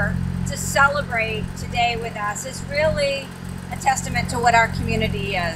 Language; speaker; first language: English; native; English